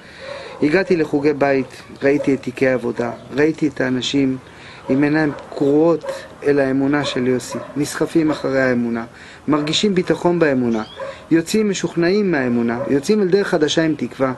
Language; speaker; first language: Hebrew; native; Hebrew